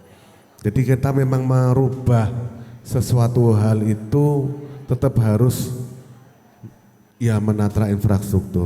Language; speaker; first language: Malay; non-native, local second language; Javanese